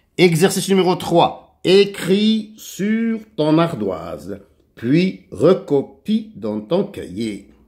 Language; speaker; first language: French; non-native, local second language; Arabic